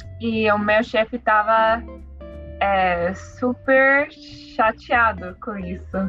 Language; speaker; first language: Portuguese; non-native, learner; English